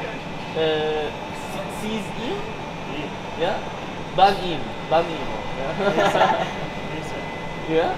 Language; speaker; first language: Turkish; non-native, learner; Arabic